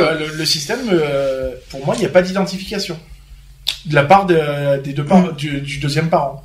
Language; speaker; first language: French; native; French